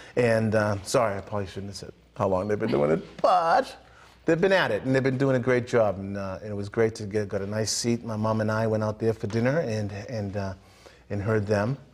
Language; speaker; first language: English; native; English